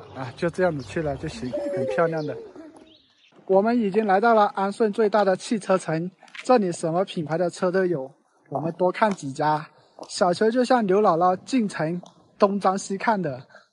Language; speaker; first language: Chinese; native; Chinese